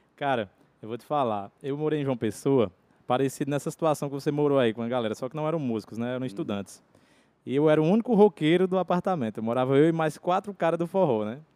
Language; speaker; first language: Portuguese; native; Portuguese